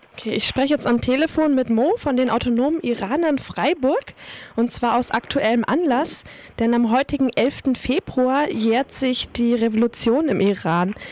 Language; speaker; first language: German; native; German